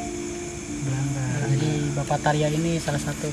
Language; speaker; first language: Indonesian; native; Indonesian